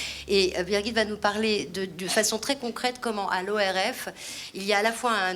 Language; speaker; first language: French; native; French